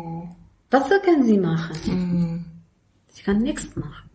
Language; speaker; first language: German; non-native, learner; Arabic